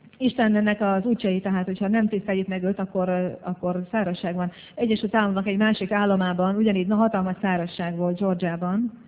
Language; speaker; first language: Hungarian; native; Hungarian